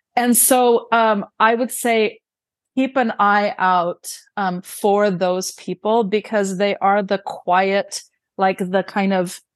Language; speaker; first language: English; early bilingual, other home language; Romanian